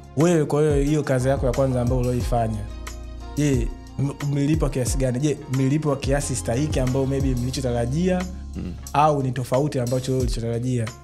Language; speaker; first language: Swahili; native; Swahili